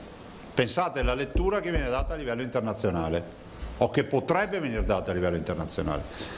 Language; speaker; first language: Italian; native; Italian